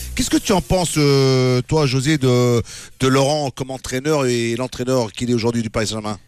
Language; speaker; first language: French; native; French